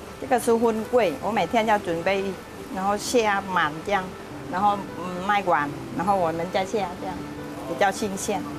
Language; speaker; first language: Chinese; non-native, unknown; Vietnamese